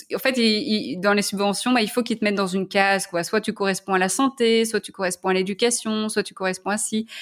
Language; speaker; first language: French; native; French